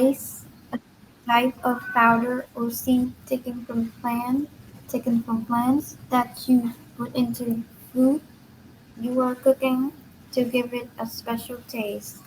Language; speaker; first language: English; non-native, learner; Vietnamese